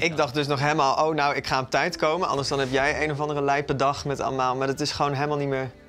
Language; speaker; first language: Dutch; native; Dutch